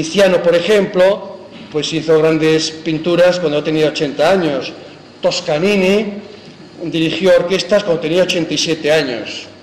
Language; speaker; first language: Spanish; native; Spanish